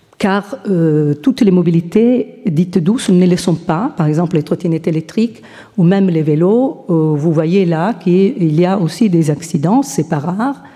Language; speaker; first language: French; non-native, fluent; Italian